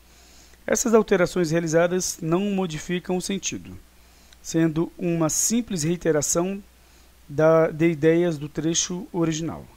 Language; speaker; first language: Portuguese; native; Portuguese